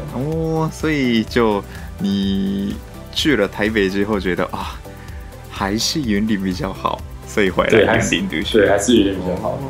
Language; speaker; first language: Chinese; non-native, fluent; Japanese